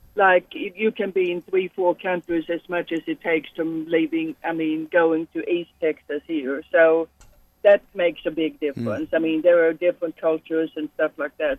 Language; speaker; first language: English; non-native, fluent; Swedish